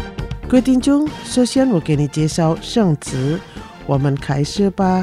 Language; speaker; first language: Chinese; non-native, learner; Indonesian